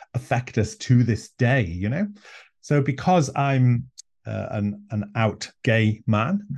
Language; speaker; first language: English; non-native, local second language; Welsh